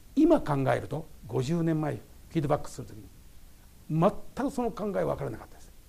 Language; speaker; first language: Japanese; native; Japanese